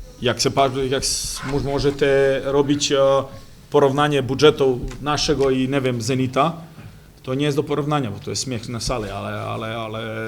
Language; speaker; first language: Polish; non-native, fluent; Serbian